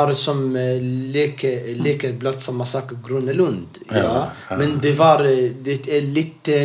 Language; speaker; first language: Swedish; non-native, local second language; Arabic